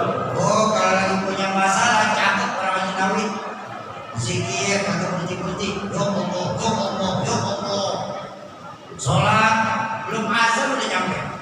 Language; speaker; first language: Indonesian; native; Indonesian